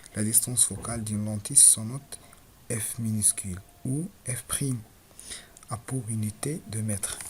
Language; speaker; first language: French; non-native, local second language; Arabic